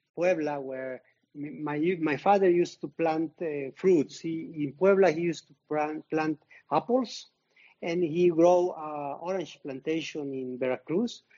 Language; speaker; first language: English; non-native, learner; Spanish